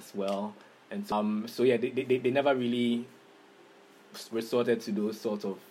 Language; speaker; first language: English; non-native, local second language; Akan